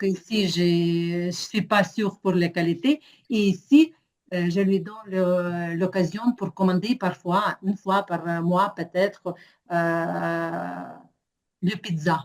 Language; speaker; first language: French; non-native, fluent; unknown